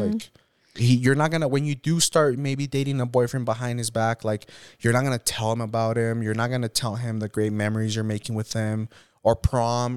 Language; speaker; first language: English; early bilingual, other home language; Spanish